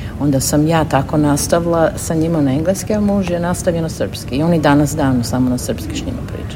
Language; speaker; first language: Serbian; early bilingual, heritage; Serbian